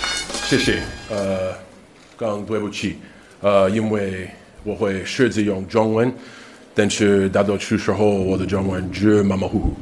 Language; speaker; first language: Chinese; non-native, learner; English